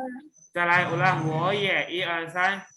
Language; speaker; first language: Chinese; non-native, local second language; Indonesian